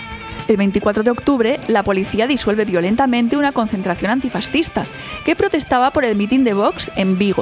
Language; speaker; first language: Spanish; native; Spanish